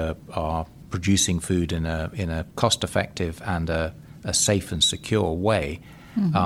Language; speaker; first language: English; native; English